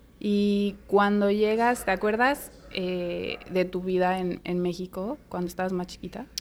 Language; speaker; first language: Spanish; native; Spanish